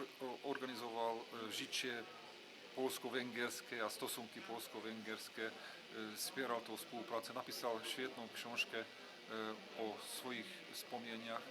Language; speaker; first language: Polish; non-native, fluent; Hungarian